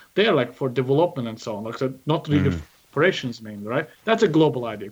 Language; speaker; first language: English; non-native, fluent; Azerbaijani